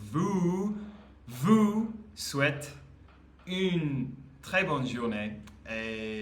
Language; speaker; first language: French; non-native, learner; English